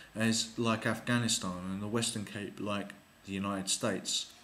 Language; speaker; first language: English; native; English